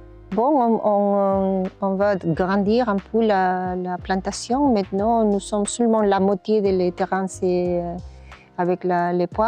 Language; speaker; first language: French; non-native, learner; Spanish